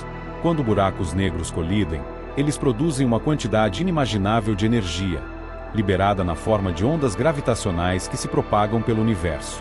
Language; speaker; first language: Portuguese; native; Portuguese